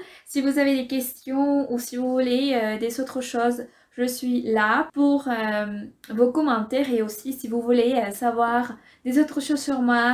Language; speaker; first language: French; non-native, fluent; Spanish